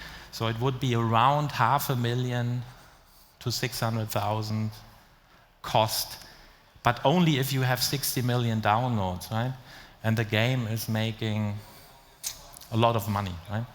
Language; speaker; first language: English; non-native, fluent; German